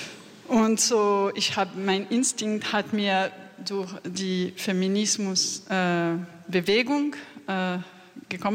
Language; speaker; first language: German; non-native, learner; French